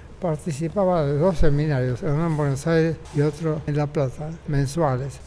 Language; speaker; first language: Spanish; native; Spanish